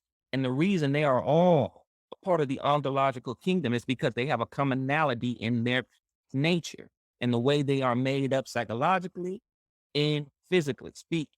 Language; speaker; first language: English; native; English